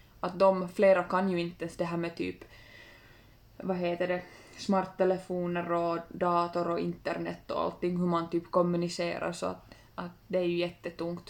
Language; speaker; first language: Swedish; native; Swedish